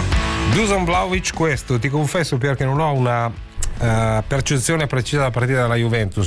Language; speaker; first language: Italian; native; Italian